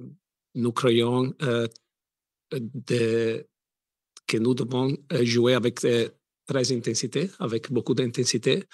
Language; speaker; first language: French; non-native, learner; Italian